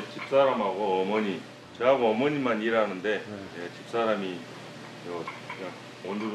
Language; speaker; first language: Korean; native; Korean